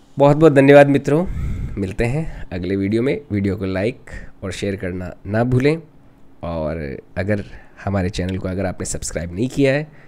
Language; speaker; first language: Hindi; non-native, local second language; Rajasthani